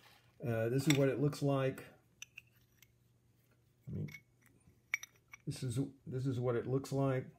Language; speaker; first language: English; native; English